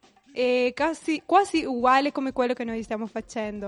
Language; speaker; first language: Italian; non-native, fluent; Spanish